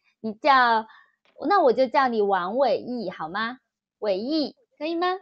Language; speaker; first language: Chinese; native; Chinese